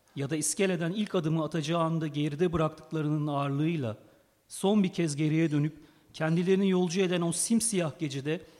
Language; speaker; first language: Turkish; native; Turkish